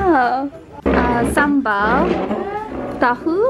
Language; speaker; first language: Indonesian; non-native, learner; English